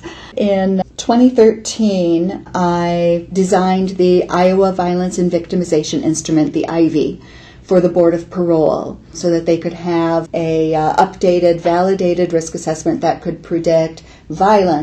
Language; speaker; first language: English; native; English